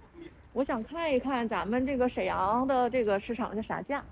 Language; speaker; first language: Chinese; native; Chinese